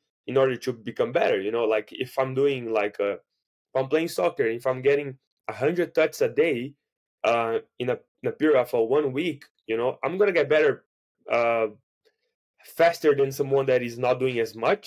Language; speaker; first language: English; non-native, fluent; Portuguese